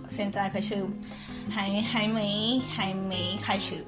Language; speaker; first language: Chinese; non-native, learner; Thai